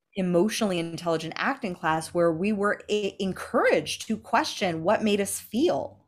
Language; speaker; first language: English; native; English